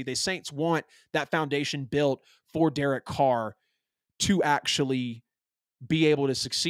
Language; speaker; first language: English; native; English